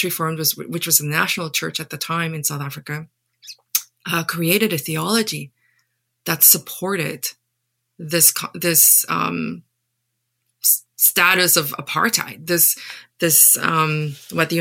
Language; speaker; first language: English; non-native, local second language; Afrikaans